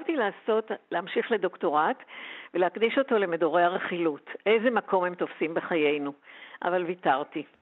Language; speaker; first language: Hebrew; native; Hebrew